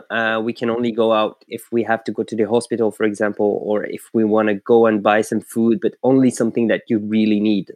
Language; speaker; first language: English; non-native, fluent; French